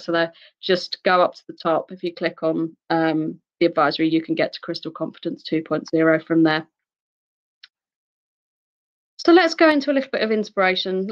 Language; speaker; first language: English; native; English